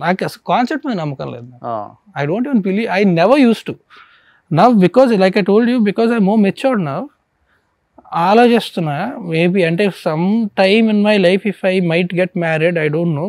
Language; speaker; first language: Telugu; native; Telugu